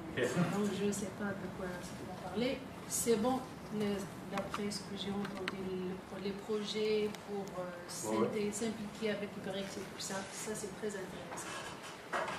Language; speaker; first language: French; non-native, fluent; Filipino